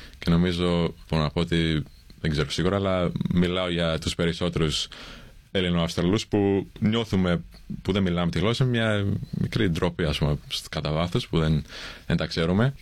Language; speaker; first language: Greek; early bilingual, heritage; English